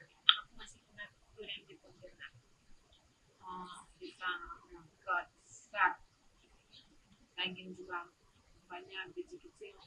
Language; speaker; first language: Indonesian; non-native, learner; Russian